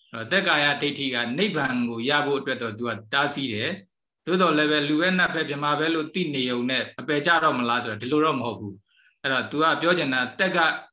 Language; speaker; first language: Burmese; native; Burmese